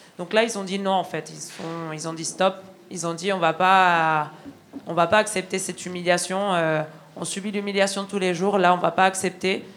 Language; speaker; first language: French; non-native, fluent; Spanish